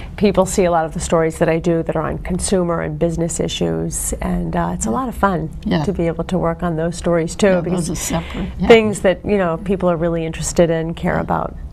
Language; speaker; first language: English; native; English